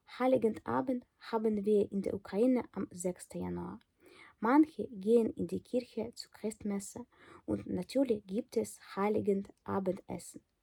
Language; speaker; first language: German; non-native, fluent; Ukrainian